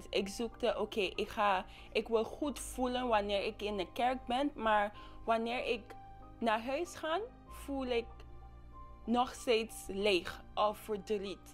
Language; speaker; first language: Dutch; non-native, local second language; English